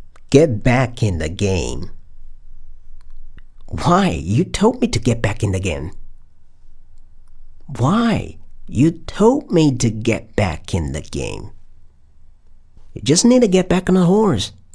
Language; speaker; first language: English; non-native, fluent; Chinese